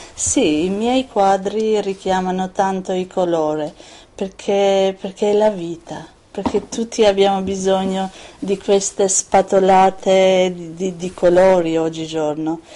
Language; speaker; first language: Italian; non-native, fluent; Albanian